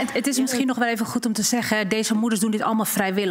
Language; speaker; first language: Dutch; native; Dutch